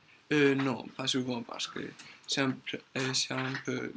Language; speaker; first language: French; non-native, learner; Spanish